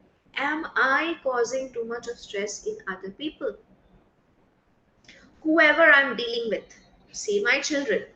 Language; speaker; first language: English; non-native, local second language; Hindi